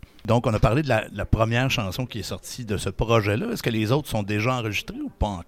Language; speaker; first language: French; native; French